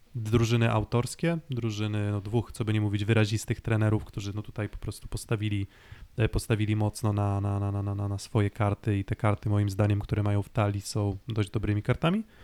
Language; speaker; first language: Polish; native; Polish